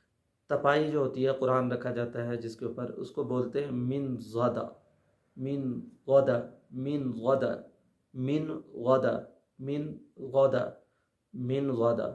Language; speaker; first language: Urdu; native; Urdu